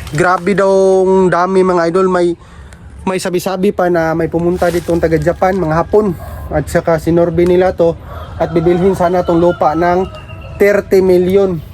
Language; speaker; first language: Filipino; non-native, local second language; Cebuano